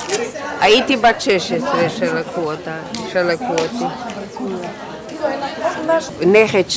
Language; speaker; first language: Hebrew; non-native, fluent; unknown